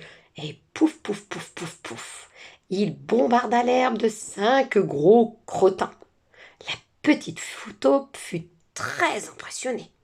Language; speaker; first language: French; native; French